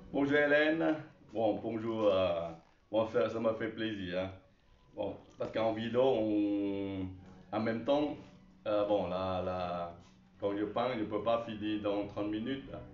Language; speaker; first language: French; non-native, learner; Chinese